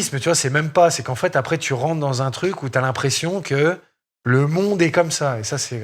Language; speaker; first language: French; native; French